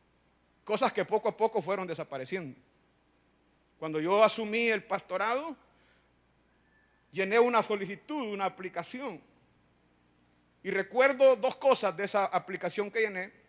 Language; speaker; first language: Spanish; native; Spanish